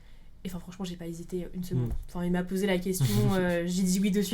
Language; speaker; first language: French; native; French